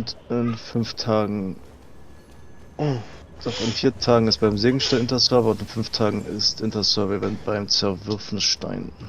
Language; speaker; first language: German; native; German